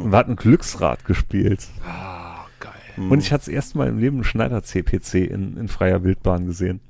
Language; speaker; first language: German; native; German